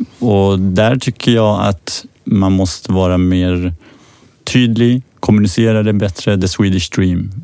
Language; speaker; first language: Swedish; early bilingual, other home language; Persian